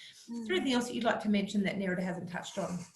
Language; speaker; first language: English; native; English